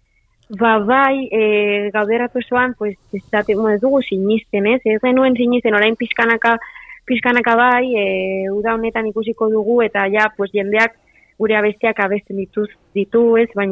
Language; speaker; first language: Basque; non-native, local second language; Spanish